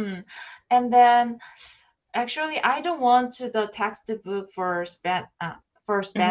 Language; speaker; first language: English; non-native, learner; Korean